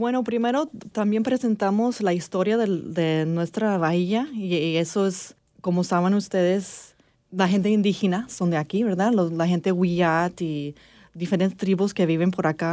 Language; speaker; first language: Spanish; early bilingual, heritage; English